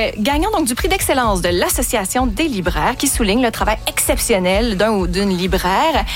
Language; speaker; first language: French; native; French